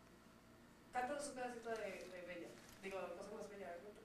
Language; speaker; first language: Spanish; native; Spanish